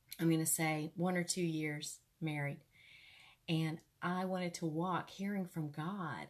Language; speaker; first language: English; native; English